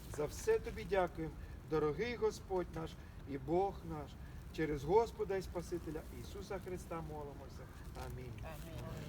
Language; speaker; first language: Ukrainian; non-native, local second language; Russian